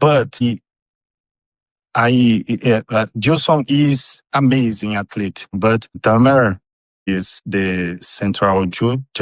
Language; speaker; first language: English; non-native, learner; Portuguese